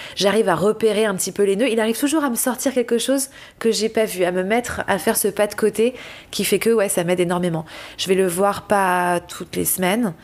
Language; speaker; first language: French; native; French